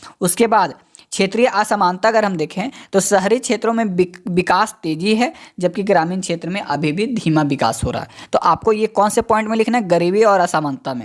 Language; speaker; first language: Hindi; native; Hindi